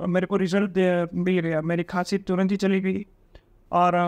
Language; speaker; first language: Hindi; non-native, local second language; Gujarati